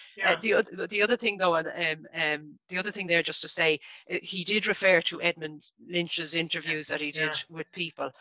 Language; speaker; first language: English; native; English